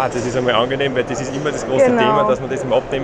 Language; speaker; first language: German; native; German